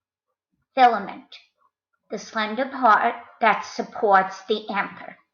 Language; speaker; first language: English; native; English